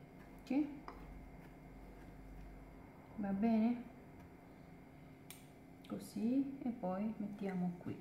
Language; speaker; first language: Italian; non-native, learner; Indonesian